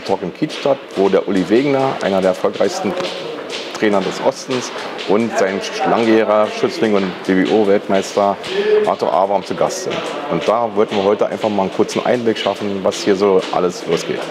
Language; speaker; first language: German; native; German